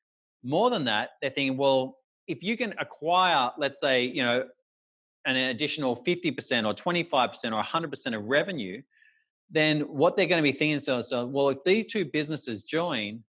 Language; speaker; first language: English; native; English